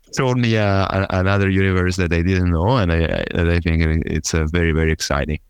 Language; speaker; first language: English; non-native, fluent; Italian